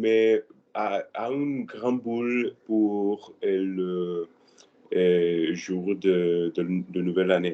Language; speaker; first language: French; non-native, learner; Spanish